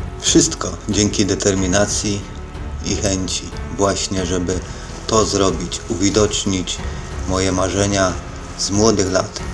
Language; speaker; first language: Polish; native; Polish